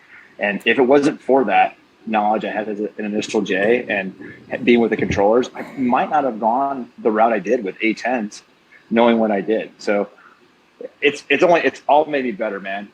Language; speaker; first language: English; native; English